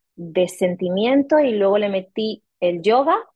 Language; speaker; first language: Spanish; native; Spanish